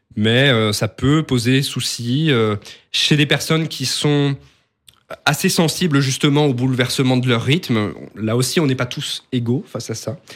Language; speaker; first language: French; native; French